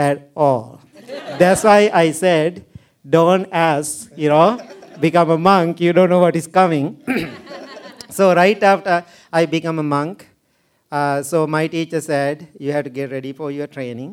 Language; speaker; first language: English; non-native, local second language; Sinhala